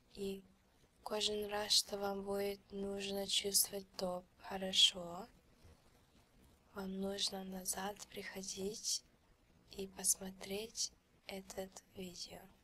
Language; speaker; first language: Russian; early bilingual, heritage; Russian